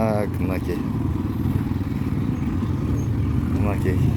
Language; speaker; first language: Russian; non-native, local second language; Kyrgyz